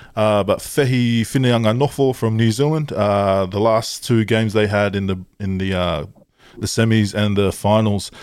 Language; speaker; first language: English; early bilingual, other home language; Tongan